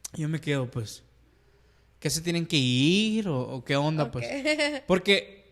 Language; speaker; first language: Spanish; early bilingual, heritage; Spanish